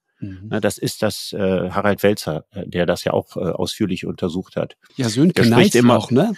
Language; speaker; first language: German; native; German